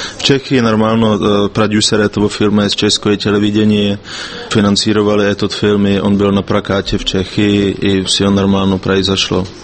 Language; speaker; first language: Russian; non-native, fluent; Czech